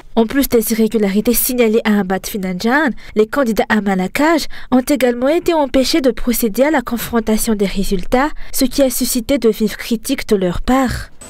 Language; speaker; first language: French; non-native, local second language; Malagasy